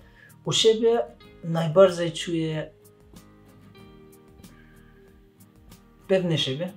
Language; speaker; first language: Polish; non-native, learner; Persian